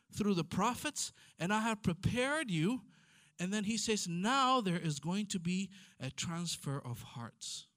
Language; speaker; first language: English; non-native, fluent; Amharic